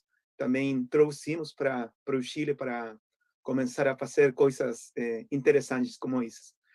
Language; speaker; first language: Portuguese; non-native, fluent; Spanish